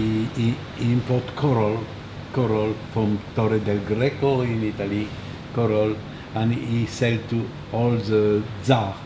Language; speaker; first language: English; non-native, learner; French